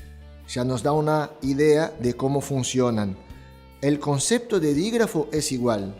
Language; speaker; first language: Spanish; non-native, fluent; Portuguese